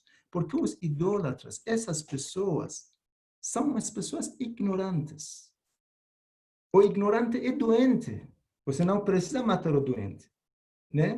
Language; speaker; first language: Portuguese; non-native, fluent; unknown